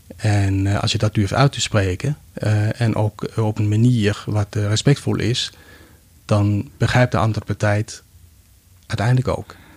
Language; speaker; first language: Dutch; non-native, fluent; Danish